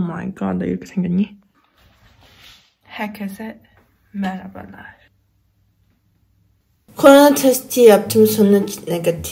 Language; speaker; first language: Turkish; non-native, learner; Korean